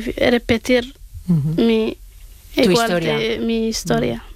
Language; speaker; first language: Spanish; non-native, learner; Arabic